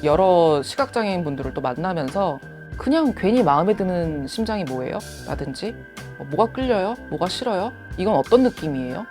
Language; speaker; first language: Korean; native; Korean